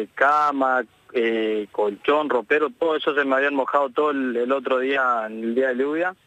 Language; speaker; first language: Spanish; native; Spanish